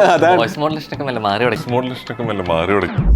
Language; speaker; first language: Malayalam; native; Malayalam